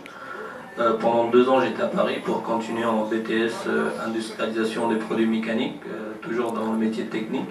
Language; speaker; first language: French; non-native, fluent; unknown